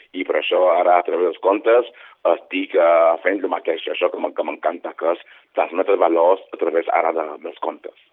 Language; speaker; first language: Catalan; non-native, fluent; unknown